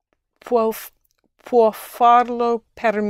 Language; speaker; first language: Italian; non-native, learner; English